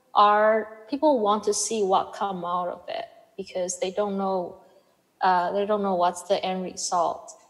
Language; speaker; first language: English; non-native, fluent; Chinese